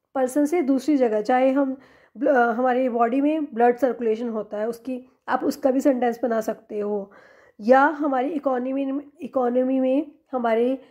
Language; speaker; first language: Hindi; non-native, local second language; Punjabi